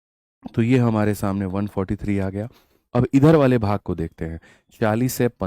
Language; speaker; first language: Hindi; native; Hindi